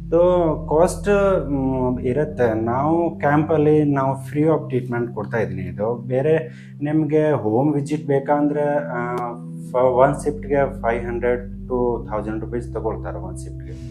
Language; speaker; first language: Kannada; non-native, local second language; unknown